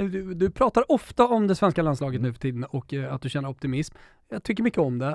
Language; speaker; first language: Swedish; native; Swedish